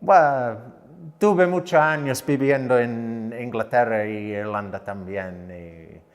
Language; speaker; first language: Spanish; non-native, learner; English